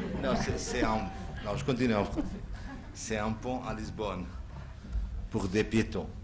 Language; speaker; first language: French; non-native, fluent; Portuguese